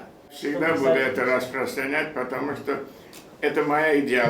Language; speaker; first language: Russian; non-native, fluent; Korean